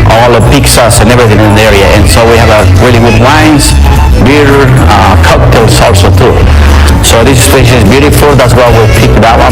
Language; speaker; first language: English; non-native, fluent; Spanish